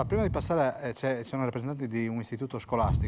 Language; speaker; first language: Italian; native; Italian